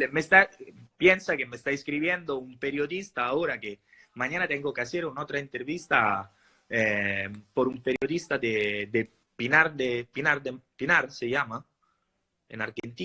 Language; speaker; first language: Spanish; non-native, fluent; Italian